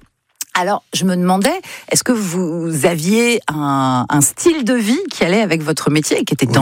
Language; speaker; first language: French; native; French